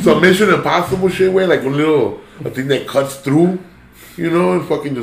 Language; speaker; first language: English; early bilingual, other home language; Spanish